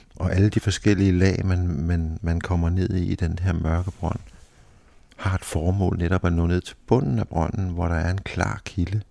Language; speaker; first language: Danish; native; Danish